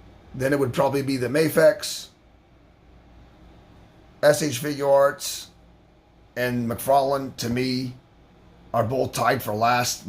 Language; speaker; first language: English; native; English